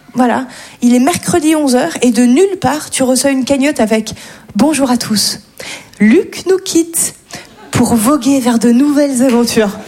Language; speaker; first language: French; native; French